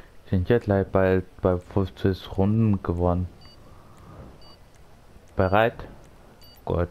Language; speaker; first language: German; native; German